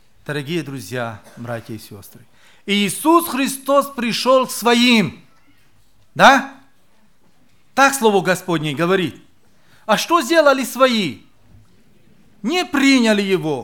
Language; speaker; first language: Russian; non-native, local second language; Romany